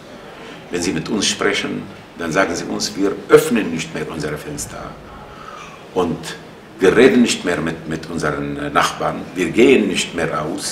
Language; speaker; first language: German; non-native, fluent; Arabic